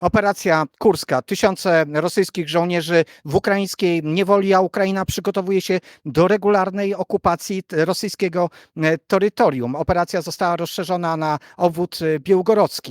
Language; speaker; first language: Polish; native; Polish